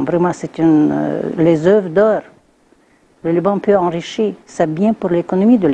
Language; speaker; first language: French; non-native, learner; Russian